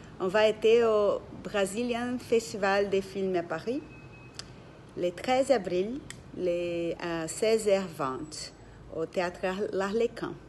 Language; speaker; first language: French; non-native, learner; Portuguese